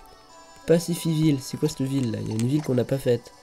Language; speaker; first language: French; native; French